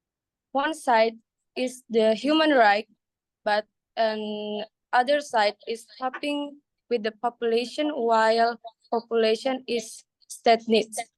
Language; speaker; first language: English; non-native, learner; Indonesian